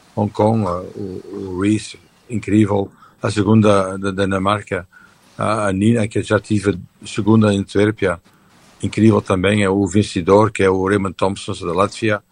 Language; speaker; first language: Portuguese; non-native, fluent; French